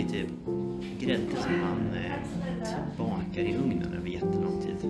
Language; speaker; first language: Swedish; native; Swedish